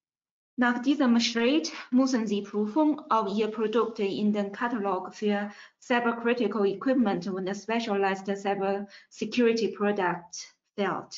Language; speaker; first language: German; non-native, fluent; Chinese